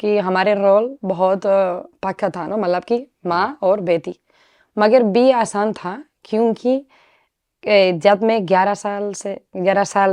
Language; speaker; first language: Hindi; non-native, learner; Spanish